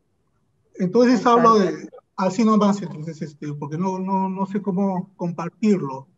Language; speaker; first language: Spanish; native; Spanish